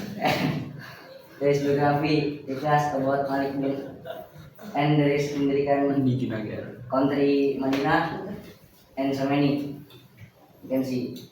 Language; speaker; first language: English; non-native, learner; Indonesian